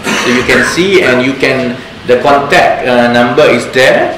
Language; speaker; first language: English; non-native, local second language; Malay